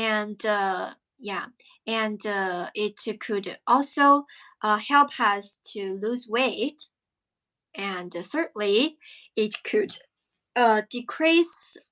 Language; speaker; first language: English; non-native, fluent; Chinese